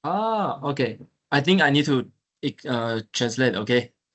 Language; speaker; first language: English; non-native, learner; Chinese